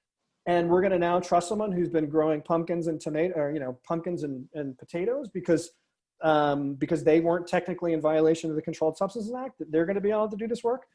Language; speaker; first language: English; native; English